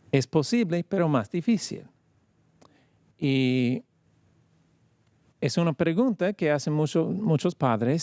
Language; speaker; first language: Spanish; non-native, fluent; English